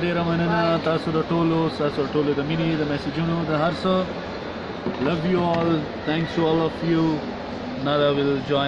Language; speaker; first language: English; non-native, fluent; Pashto